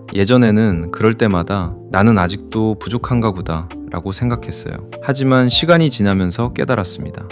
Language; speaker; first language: Korean; non-native, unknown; Arabic